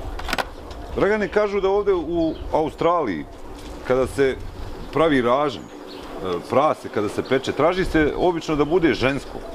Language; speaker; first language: Bosnian; native; Bosnian